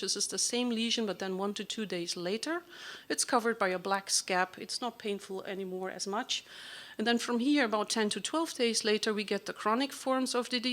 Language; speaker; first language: English; non-native, fluent; German